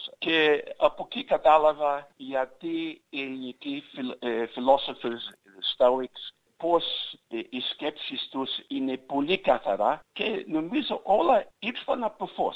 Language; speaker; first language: Greek; early bilingual, heritage; English